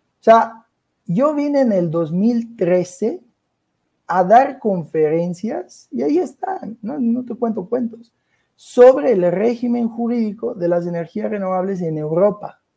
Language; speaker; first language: Spanish; non-native, fluent; Italian